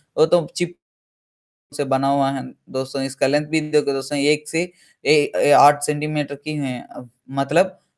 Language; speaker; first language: Hindi; non-native, local second language; Telugu